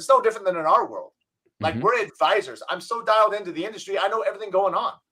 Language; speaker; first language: English; native; English